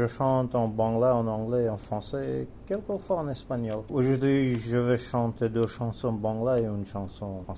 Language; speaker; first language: French; non-native, fluent; Bangla